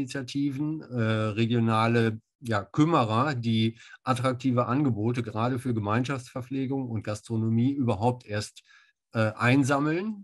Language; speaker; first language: German; native; German